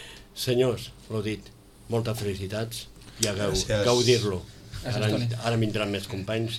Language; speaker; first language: Catalan; native; Catalan